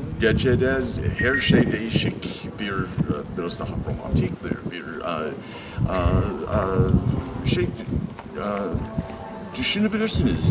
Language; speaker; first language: Turkish; non-native, learner; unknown